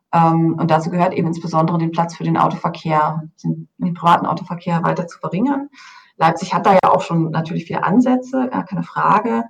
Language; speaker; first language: German; native; German